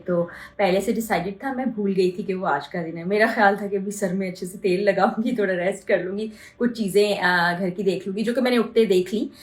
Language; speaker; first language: Urdu; native; Urdu